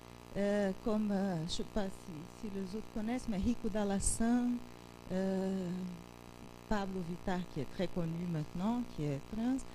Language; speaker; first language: French; non-native, fluent; Portuguese